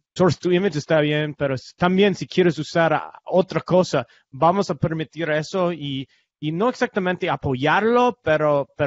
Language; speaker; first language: Spanish; non-native, learner; English